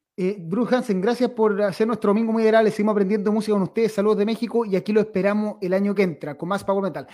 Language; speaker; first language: Spanish; native; Spanish